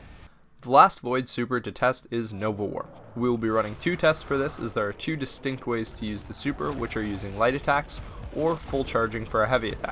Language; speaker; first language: English; native; English